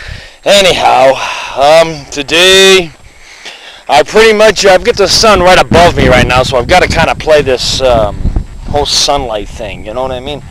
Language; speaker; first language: English; native; English